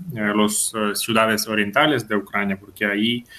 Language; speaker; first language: Spanish; non-native, fluent; Ukrainian